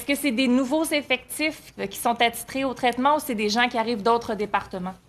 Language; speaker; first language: French; native; French